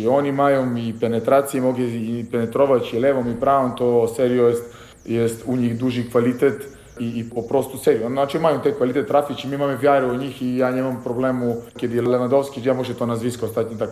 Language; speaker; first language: Polish; non-native, fluent; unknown